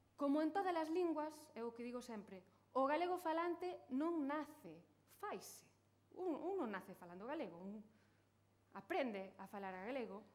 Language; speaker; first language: Galician; native; Galician